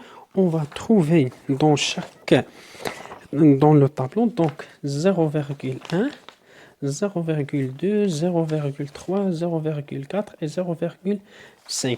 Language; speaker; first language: French; non-native, local second language; Arabic